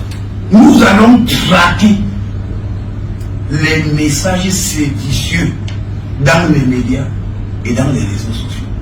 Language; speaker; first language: French; non-native, local second language; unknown